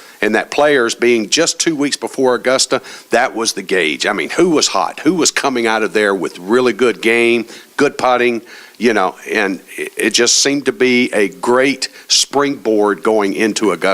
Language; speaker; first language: English; native; English